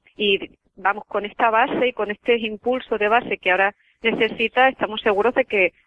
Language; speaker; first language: Spanish; native; Spanish